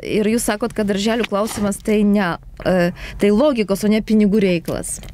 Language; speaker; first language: Lithuanian; non-native, local second language; Polish